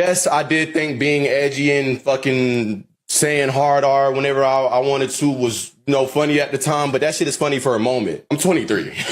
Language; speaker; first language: English; native; English